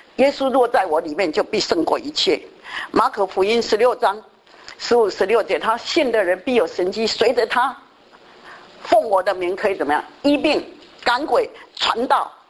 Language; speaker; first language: Chinese; native; Chinese